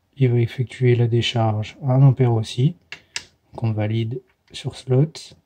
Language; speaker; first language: French; native; French